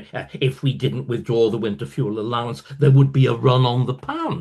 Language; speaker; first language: English; native; English